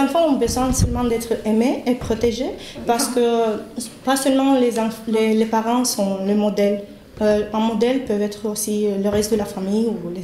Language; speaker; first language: French; non-native, fluent; Spanish